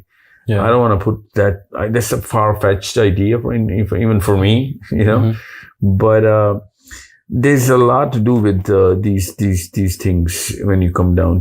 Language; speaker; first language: English; non-native, local second language; Urdu